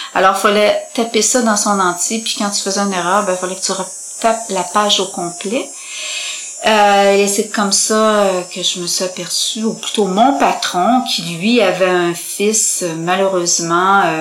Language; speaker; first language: French; native; French